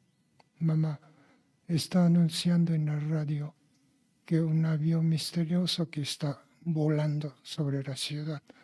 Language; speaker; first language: Spanish; non-native, fluent; Japanese